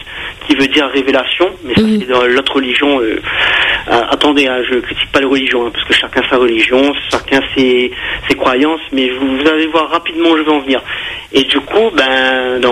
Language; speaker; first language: French; native; French